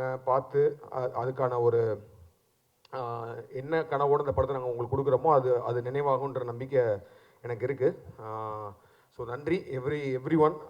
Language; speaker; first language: Tamil; native; Tamil